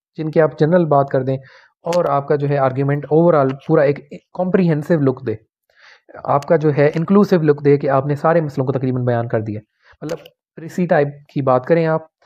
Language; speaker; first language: Urdu; non-native, local second language; Punjabi